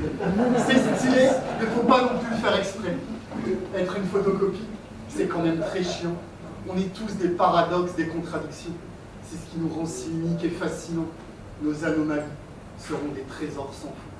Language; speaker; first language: French; native; French